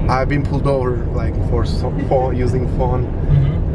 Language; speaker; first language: English; non-native, learner; Turkish